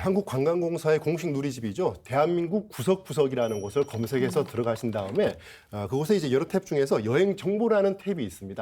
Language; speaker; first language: Korean; native; Korean